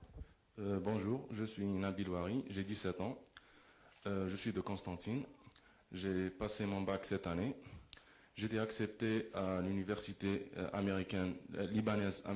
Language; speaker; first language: French; non-native, local second language; Arabic